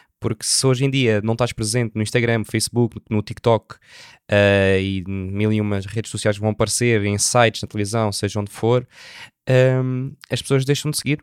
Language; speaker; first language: Portuguese; native; Portuguese